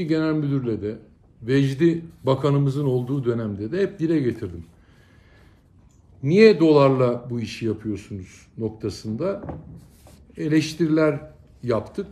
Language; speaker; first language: Turkish; native; Turkish